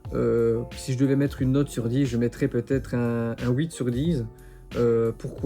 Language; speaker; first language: French; native; French